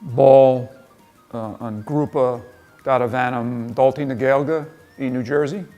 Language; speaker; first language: Irish; non-native, learner; English